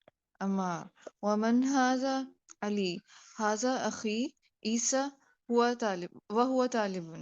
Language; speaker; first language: Arabic; non-native, learner; Urdu